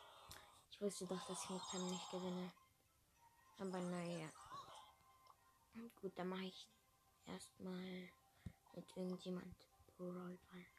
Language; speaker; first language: German; native; German